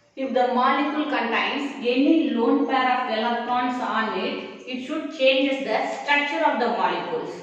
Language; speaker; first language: English; non-native, local second language; Tamil